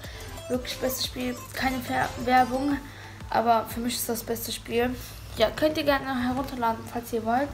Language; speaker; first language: German; early bilingual, other home language; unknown